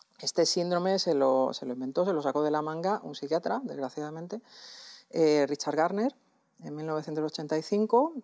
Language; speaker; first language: Spanish; native; Spanish